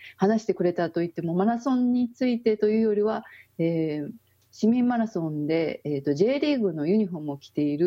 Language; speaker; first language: Japanese; native; Japanese